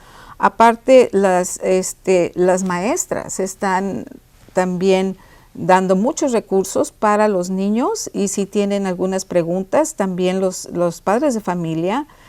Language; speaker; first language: Spanish; early bilingual, heritage; Spanish